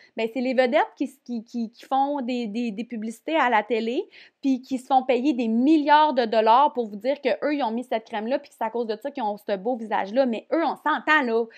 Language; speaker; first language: French; native; French